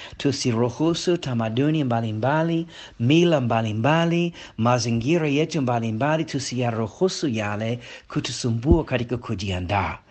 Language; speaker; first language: Swahili; non-native, fluent; English